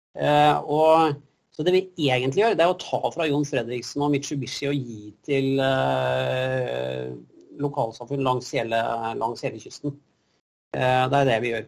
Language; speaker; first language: Norwegian; native; Norwegian